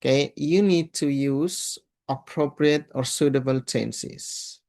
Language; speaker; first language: English; non-native, fluent; Indonesian